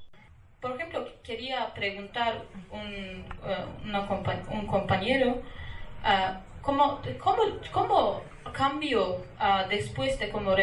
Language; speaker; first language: Spanish; non-native, learner; Kurdish